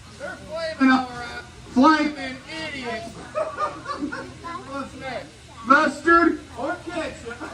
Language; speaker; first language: English; native; English